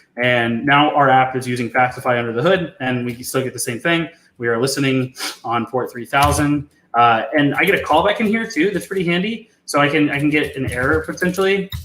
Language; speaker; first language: English; native; English